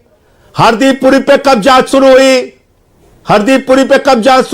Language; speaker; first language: Hindi; native; Hindi